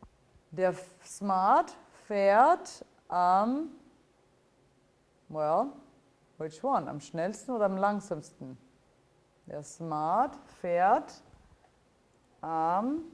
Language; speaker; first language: German; non-native, fluent; Italian